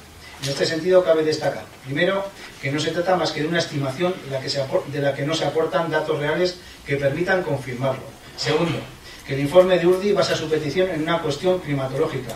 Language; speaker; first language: Spanish; native; Spanish